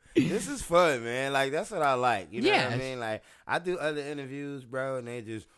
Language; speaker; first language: English; native; English